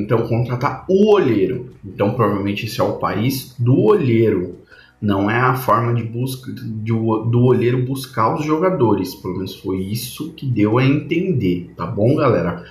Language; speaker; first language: Portuguese; native; Portuguese